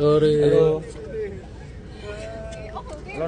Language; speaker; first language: Indonesian; native; Indonesian